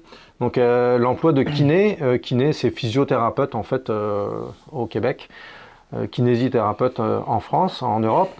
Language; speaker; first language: French; native; French